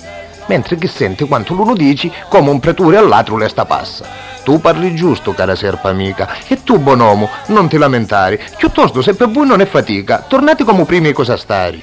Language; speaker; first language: Italian; native; Italian